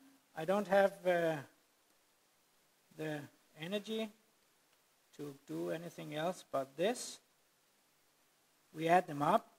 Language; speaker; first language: English; non-native, fluent; Danish